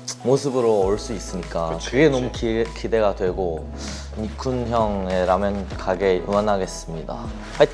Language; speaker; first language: Korean; non-native, fluent; Chinese